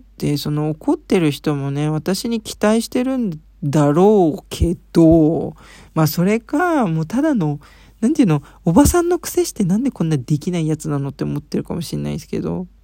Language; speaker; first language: Japanese; early bilingual, heritage; Japanese